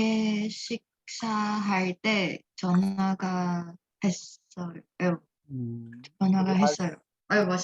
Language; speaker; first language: Korean; non-native, learner; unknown